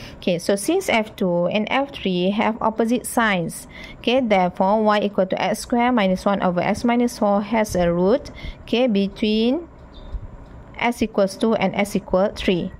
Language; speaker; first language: English; non-native, local second language; Malay